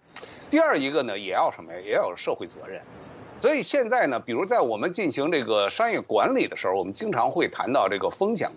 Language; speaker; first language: Chinese; native; Chinese